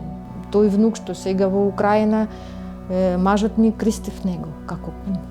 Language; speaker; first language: Macedonian; non-native, learner; Russian